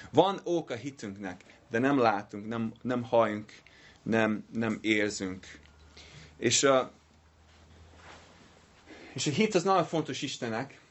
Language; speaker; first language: Hungarian; non-native, learner; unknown